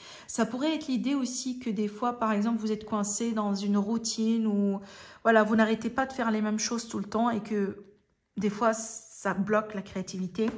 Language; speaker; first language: French; native; French